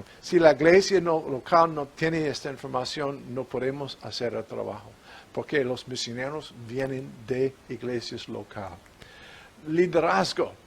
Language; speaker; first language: Spanish; non-native, fluent; English